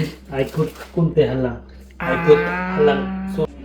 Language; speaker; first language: English; non-native, learner; Korean